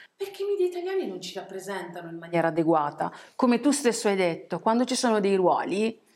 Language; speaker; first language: Italian; early bilingual, other home language; English